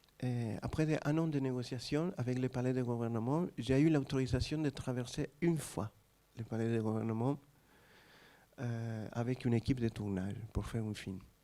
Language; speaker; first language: French; non-native, fluent; Spanish